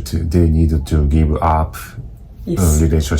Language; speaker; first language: English; non-native, learner; Japanese